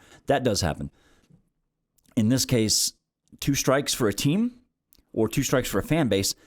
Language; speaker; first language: English; native; English